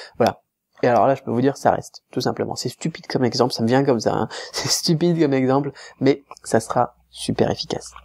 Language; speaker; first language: French; native; French